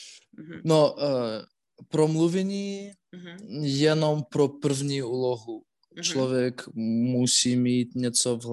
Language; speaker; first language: Czech; non-native, learner; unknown